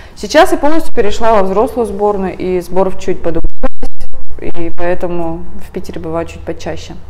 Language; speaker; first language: Russian; native; Russian